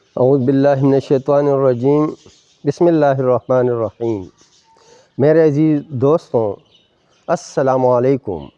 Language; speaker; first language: Urdu; non-native, local second language; Pashto